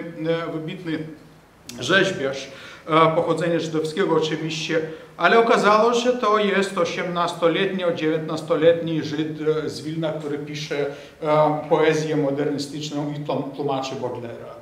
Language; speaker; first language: Polish; non-native, fluent; Lithuanian